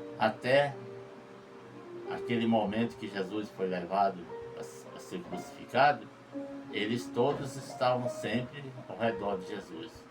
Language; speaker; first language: Portuguese; native; Portuguese